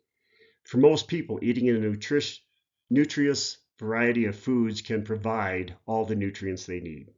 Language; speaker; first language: English; native; English